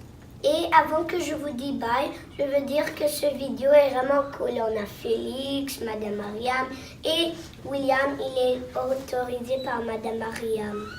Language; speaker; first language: French; non-native, local second language; English